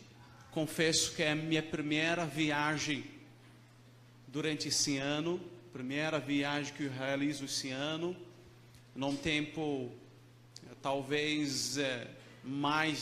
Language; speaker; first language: Portuguese; non-native, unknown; Arabic